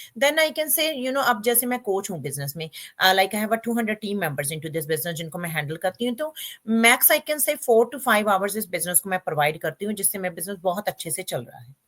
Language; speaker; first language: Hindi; non-native, local second language; Punjabi